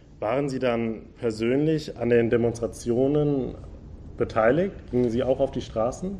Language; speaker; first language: German; native; German